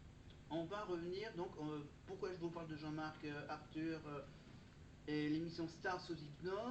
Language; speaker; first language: French; native; French